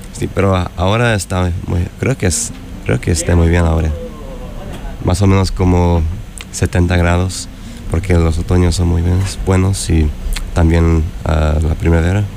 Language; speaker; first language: Spanish; non-native, fluent; English